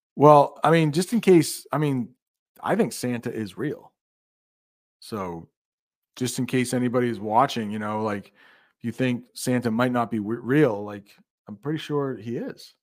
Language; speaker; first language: English; native; English